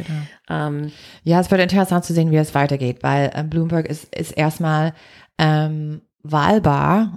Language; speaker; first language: German; non-native, fluent; English